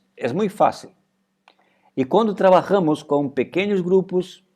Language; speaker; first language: Portuguese; non-native, learner; Spanish